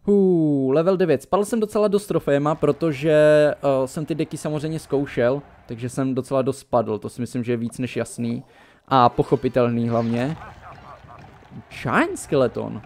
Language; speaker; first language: Czech; native; Czech